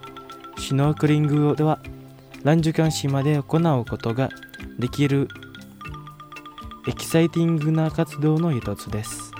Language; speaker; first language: Japanese; non-native, fluent; Indonesian